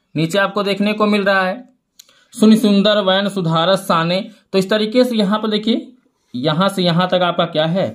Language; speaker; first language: Hindi; native; Hindi